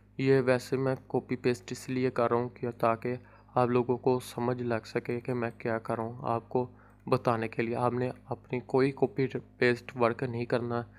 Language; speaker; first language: Urdu; non-native, local second language; Punjabi